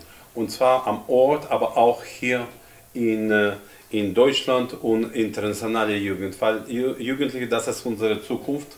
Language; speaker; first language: German; non-native, fluent; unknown